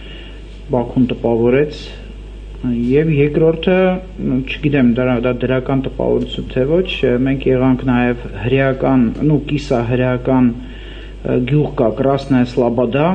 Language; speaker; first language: Armenian; native; Armenian